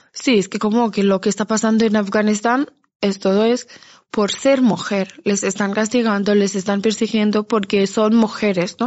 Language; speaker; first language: Spanish; non-native, fluent; Persian